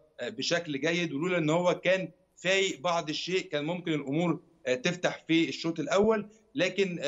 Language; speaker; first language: Arabic; native; Arabic